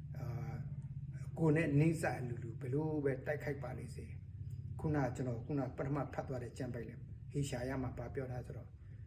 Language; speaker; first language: Burmese; non-native, local second language; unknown